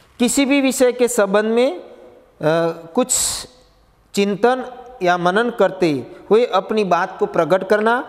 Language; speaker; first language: Hindi; non-native, local second language; Gujarati